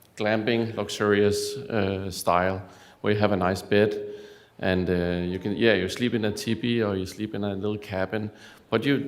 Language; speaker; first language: English; non-native, fluent; Danish